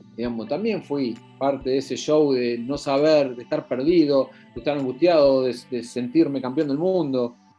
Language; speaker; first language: Spanish; native; Spanish